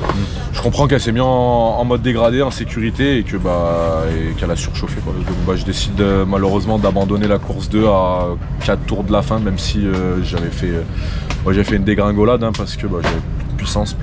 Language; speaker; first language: French; native; French